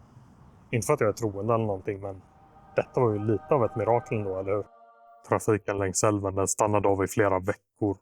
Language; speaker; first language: Swedish; native; Swedish